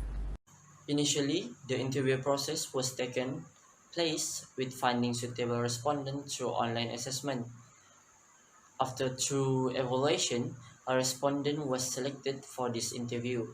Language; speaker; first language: English; non-native, local second language; Malay